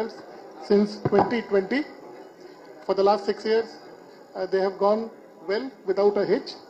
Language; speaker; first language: English; non-native, local second language; Telugu